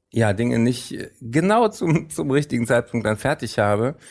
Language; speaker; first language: German; native; German